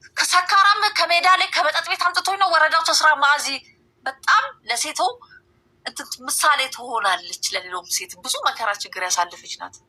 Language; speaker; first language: Amharic; native; Amharic